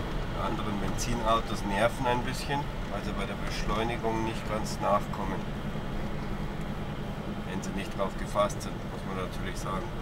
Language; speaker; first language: German; native; German